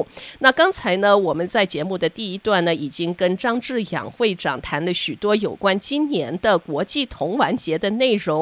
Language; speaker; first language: Chinese; native; Chinese